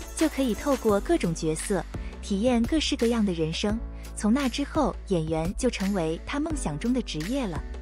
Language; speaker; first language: Chinese; native; Chinese